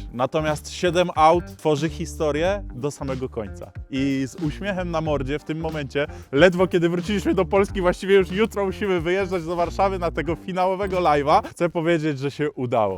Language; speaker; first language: Polish; native; Polish